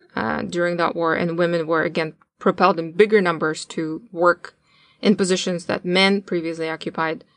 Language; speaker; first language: English; non-native, fluent; Russian